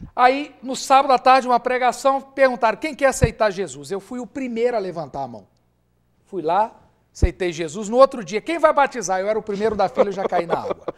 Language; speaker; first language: Portuguese; native; Portuguese